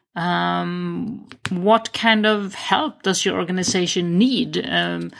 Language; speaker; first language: English; non-native, fluent; Swedish